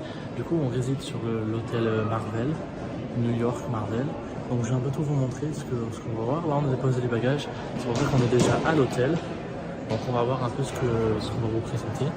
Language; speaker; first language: French; native; French